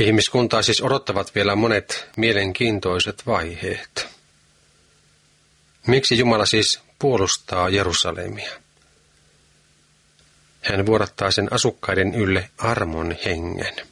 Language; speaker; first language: Finnish; native; Finnish